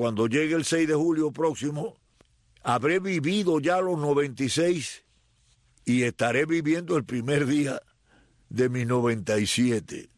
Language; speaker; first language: Spanish; native; Spanish